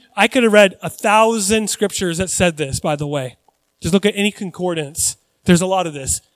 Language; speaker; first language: English; native; English